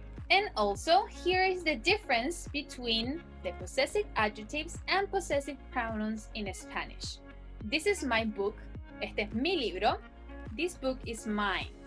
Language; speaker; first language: English; non-native, fluent; Spanish